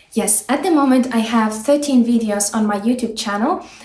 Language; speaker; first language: English; non-native, fluent; Ukrainian